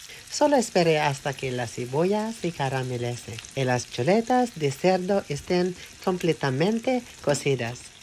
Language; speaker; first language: Spanish; non-native, learner; Filipino